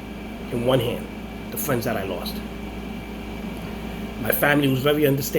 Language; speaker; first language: English; native; English